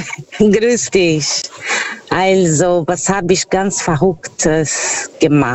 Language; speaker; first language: German; non-native, fluent; Portuguese